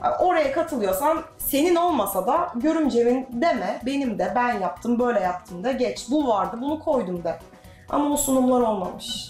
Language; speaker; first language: Turkish; native; Turkish